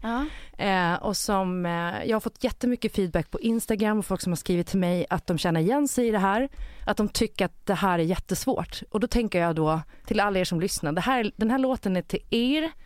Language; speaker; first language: Swedish; native; Swedish